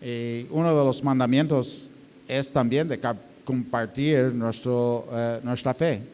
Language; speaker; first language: Spanish; non-native, fluent; English